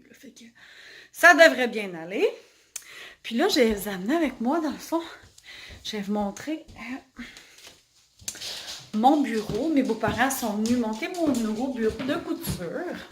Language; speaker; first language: French; native; French